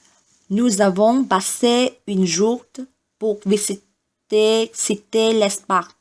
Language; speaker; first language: French; non-native, learner; Vietnamese